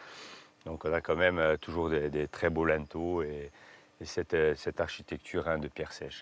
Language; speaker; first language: French; native; French